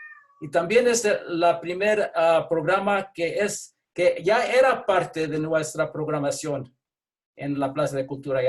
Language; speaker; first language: Spanish; early bilingual, heritage; English